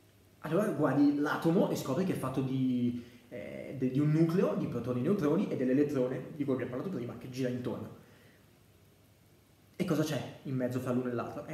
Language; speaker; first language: Italian; native; Italian